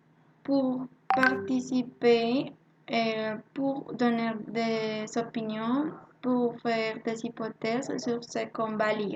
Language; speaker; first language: French; non-native, learner; Spanish